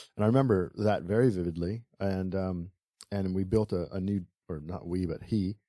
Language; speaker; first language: English; native; English